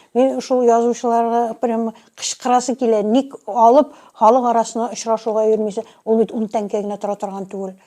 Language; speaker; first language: Tatar; native; Tatar